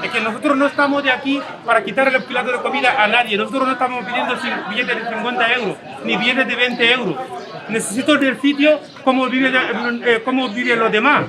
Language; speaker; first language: Spanish; non-native, learner; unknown